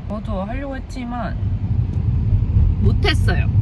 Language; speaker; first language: Korean; native; Korean